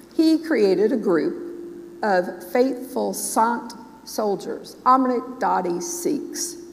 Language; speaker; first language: English; native; English